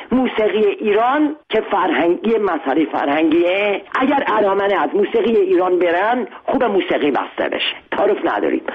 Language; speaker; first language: Persian; non-native, local second language; Armenian